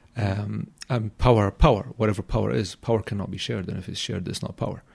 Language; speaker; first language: English; native; English